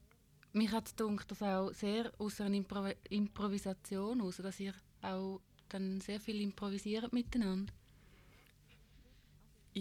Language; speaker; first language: German; native; German